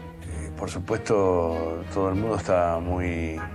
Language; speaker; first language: Spanish; native; Spanish